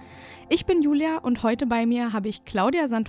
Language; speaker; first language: German; native; German